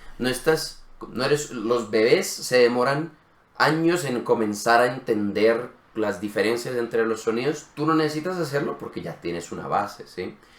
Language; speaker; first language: Spanish; native; Spanish